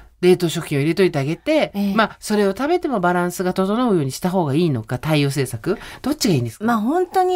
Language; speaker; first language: Japanese; native; Japanese